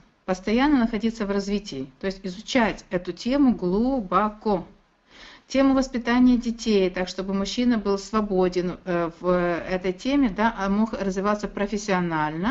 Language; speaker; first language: Russian; native; Russian